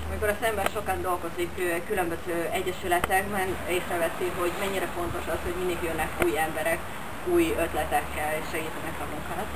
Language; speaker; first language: Hungarian; non-native, fluent; Finnish